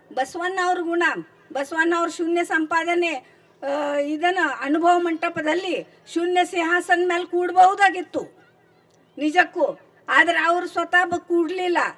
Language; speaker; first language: Kannada; non-native, local second language; Marathi